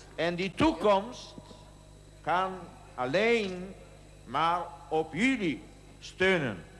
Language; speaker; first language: Dutch; non-native, learner; Polish